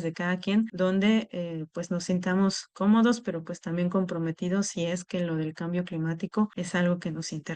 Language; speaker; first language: Spanish; native; Spanish